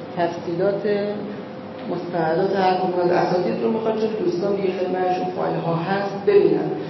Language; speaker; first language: Persian; native; Persian